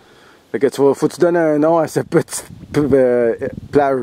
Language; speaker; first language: French; native; French